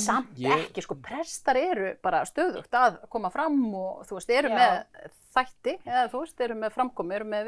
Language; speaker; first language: Icelandic; native; Icelandic